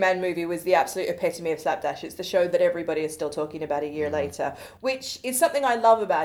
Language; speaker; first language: English; native; English